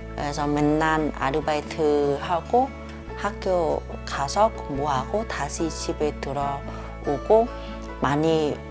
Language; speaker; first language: Korean; non-native, learner; Vietnamese